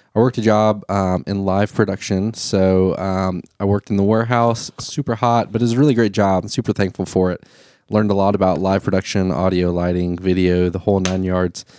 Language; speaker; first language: English; native; English